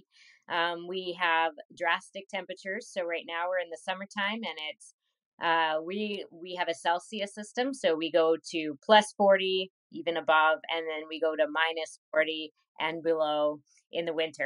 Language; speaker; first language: English; native; English